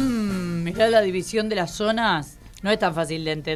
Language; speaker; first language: Spanish; native; Spanish